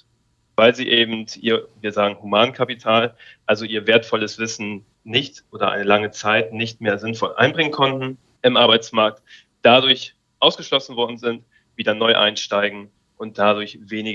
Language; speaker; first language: German; native; German